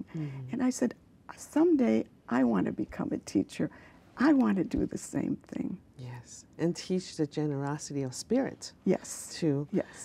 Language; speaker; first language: English; early bilingual, other home language; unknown